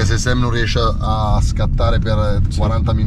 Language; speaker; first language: Italian; native; Italian